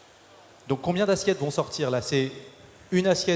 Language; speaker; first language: French; native; French